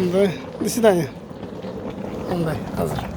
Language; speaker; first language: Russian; non-native, local second language; Kyrgyz